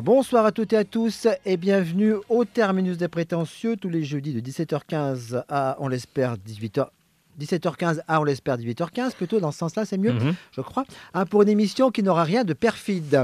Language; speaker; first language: French; native; French